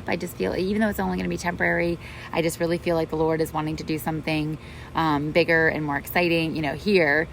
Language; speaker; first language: English; native; English